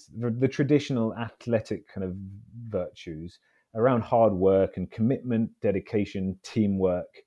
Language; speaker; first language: English; native; English